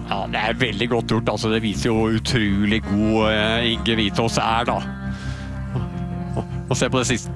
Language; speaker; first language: Norwegian; native; Norwegian